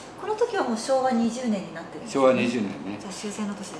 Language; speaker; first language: Japanese; native; Japanese